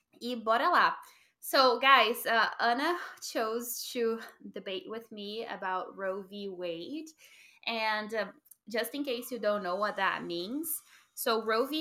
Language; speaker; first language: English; non-native, fluent; Portuguese